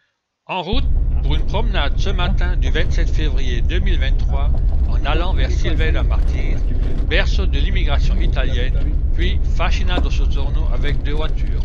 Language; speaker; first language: French; native; French